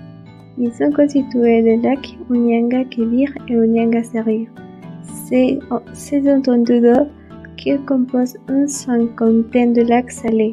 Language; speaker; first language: French; non-native, learner; Portuguese